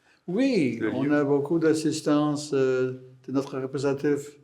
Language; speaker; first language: French; non-native, fluent; English